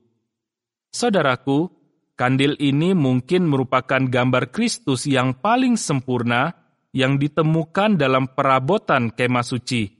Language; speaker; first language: Indonesian; native; Indonesian